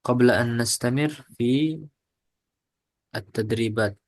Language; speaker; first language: Arabic; non-native, fluent; Indonesian